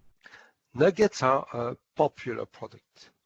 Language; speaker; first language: English; non-native, fluent; French